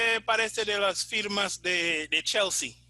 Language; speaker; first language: Spanish; non-native, fluent; English